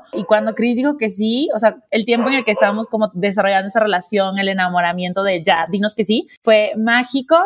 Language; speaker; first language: Spanish; native; Spanish